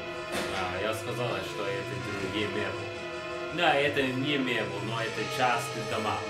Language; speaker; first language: Russian; non-native, learner; English